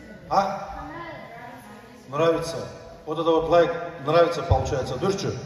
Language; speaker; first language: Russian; non-native, local second language; Kumyk